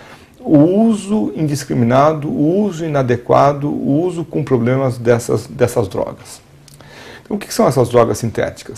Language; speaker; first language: Portuguese; native; Portuguese